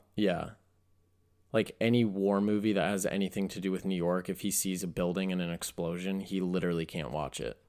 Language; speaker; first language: English; native; English